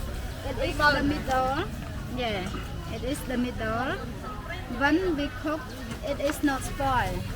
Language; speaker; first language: English; non-native, learner; Khmer